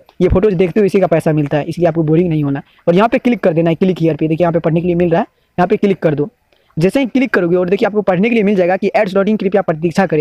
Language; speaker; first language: Hindi; native; Hindi